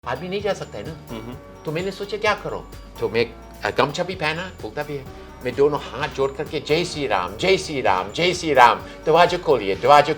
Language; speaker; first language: Hindi; non-native, fluent; English